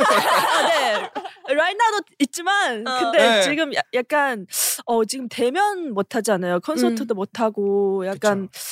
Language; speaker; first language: Korean; non-native, fluent; Chinese